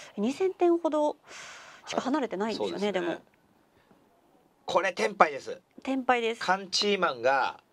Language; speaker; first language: Japanese; native; Japanese